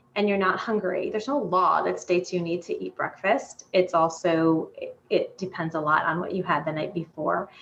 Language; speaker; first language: English; native; English